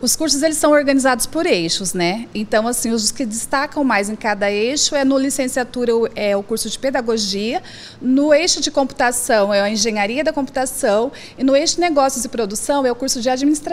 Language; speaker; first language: Portuguese; native; Portuguese